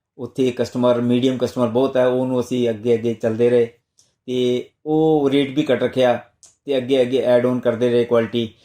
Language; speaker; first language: Punjabi; non-native, local second language; Hindi